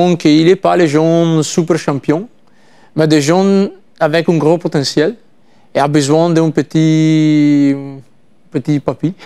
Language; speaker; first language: French; non-native, learner; Italian